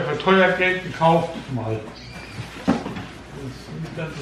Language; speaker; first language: German; native; German